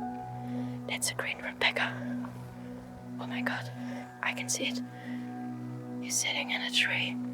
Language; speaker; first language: English; non-native, learner; German